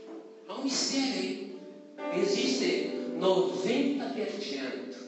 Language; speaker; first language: Italian; non-native, learner; Portuguese